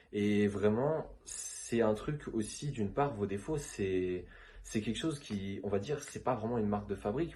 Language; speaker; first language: French; native; French